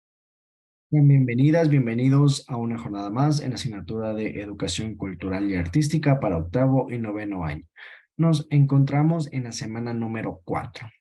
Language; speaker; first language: Spanish; native; Spanish